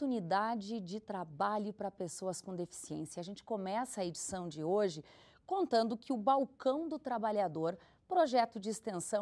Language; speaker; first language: Portuguese; native; Portuguese